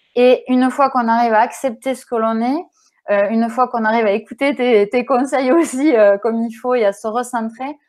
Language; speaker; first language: French; native; French